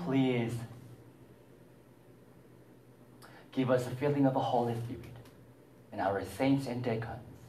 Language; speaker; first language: English; non-native, learner; Korean